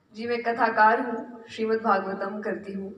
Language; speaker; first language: Hindi; non-native, local second language; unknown